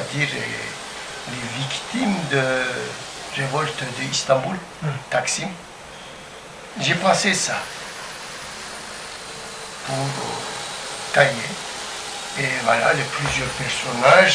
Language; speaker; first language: French; non-native, fluent; Turkish